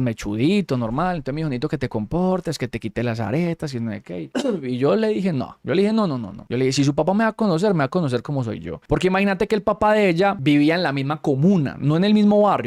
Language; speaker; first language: Spanish; native; Spanish